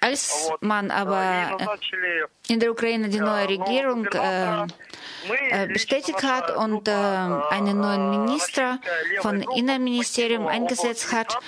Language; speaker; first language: German; non-native, fluent; Russian